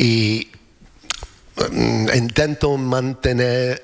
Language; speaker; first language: Spanish; non-native, learner; English